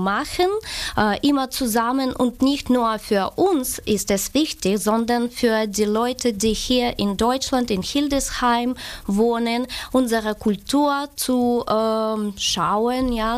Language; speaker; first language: German; non-native, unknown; Ukrainian